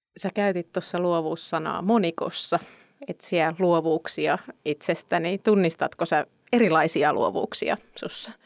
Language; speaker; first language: Finnish; native; Finnish